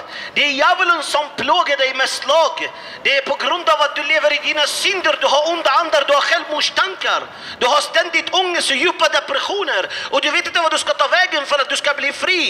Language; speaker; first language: Swedish; non-native, fluent; Arabic